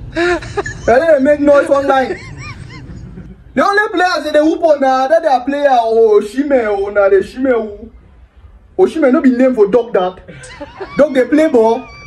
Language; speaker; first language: Nigerian Pidgin; native; Nigerian Pidgin